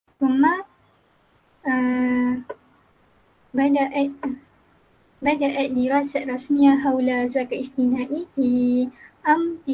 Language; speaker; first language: Arabic; non-native, learner; Malay